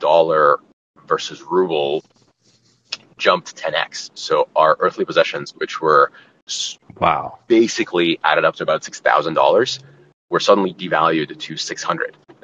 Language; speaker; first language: English; non-native, fluent; Ukrainian